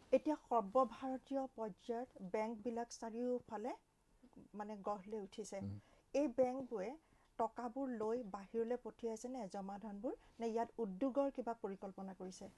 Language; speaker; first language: Assamese; native; Assamese